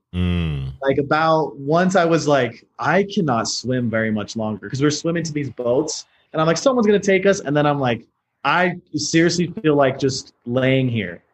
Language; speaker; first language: English; native; English